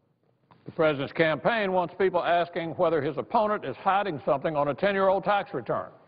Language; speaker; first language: English; native; English